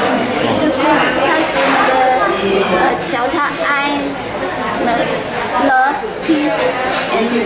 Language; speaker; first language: Chinese; non-native, learner; Indonesian